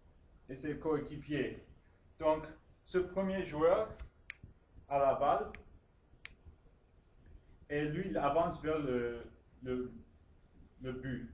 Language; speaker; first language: French; non-native, learner; English